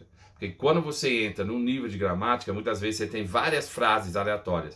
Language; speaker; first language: Portuguese; non-native, fluent; English